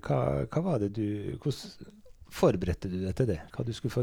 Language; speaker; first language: Norwegian; native; Norwegian